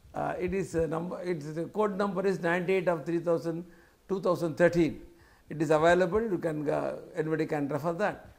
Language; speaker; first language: English; non-native, local second language; Tamil